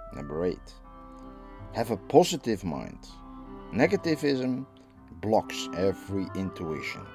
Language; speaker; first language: English; non-native, fluent; Dutch